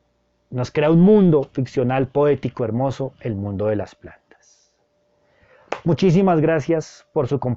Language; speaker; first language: Spanish; native; Spanish